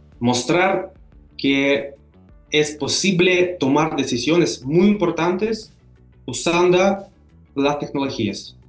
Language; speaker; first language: Spanish; non-native, learner; Russian